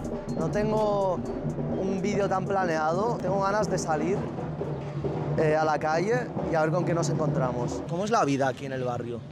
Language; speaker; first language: Spanish; native; Spanish